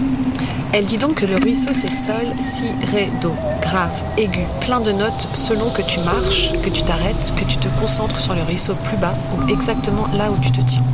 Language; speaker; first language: French; native; French